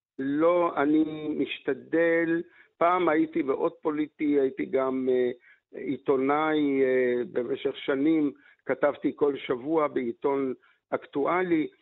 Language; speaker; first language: Hebrew; early bilingual, other home language; Arabic